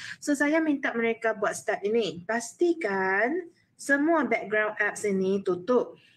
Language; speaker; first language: Malay; non-native, local second language; Chinese